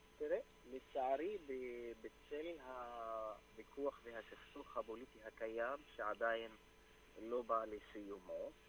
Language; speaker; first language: Hebrew; non-native, local second language; Arabic